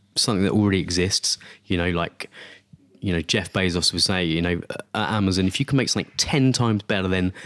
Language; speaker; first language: English; native; English